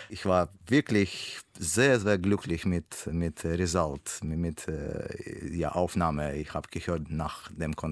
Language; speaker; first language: German; non-native, learner; Russian